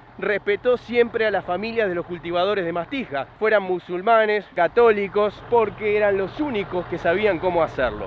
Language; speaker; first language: Spanish; native; Spanish